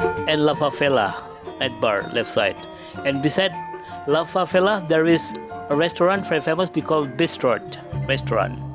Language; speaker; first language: English; non-native, learner; Indonesian